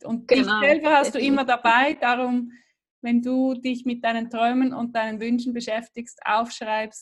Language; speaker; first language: German; native; German